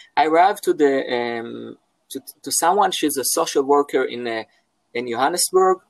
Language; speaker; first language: English; non-native, fluent; Hebrew